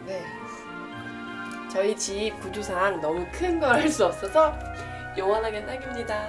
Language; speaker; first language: Korean; native; Korean